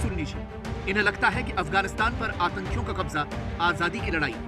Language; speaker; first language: Hindi; native; Hindi